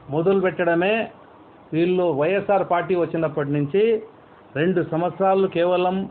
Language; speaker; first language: Telugu; non-native, local second language; Urdu